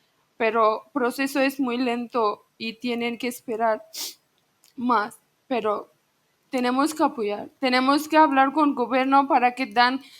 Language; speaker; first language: Spanish; non-native, learner; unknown